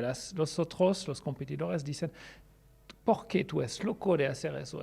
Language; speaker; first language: Spanish; non-native, learner; French